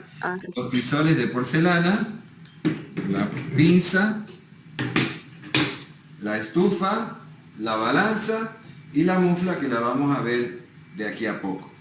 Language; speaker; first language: Spanish; native; Spanish